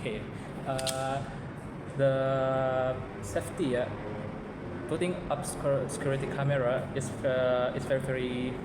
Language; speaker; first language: English; non-native, learner; Indonesian